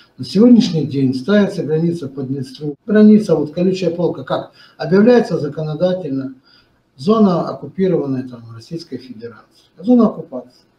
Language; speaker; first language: Russian; non-native, local second language; Romanian